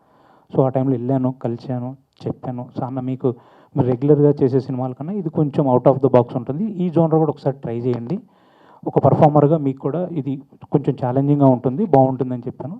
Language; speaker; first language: Telugu; native; Telugu